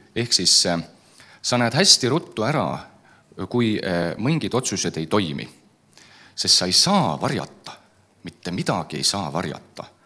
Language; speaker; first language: Estonian; native; Estonian